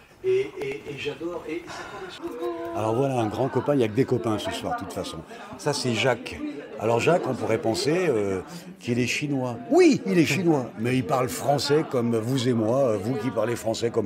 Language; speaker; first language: French; native; French